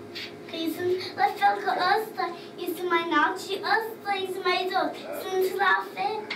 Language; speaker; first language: Romanian; early bilingual, heritage; English